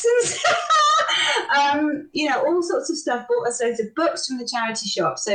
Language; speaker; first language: English; native; English